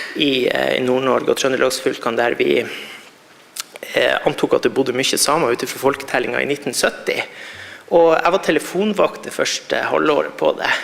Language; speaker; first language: Norwegian; native; Norwegian